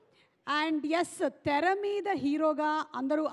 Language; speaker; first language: Telugu; native; Telugu